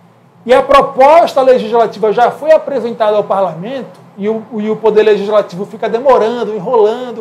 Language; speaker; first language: Portuguese; native; Portuguese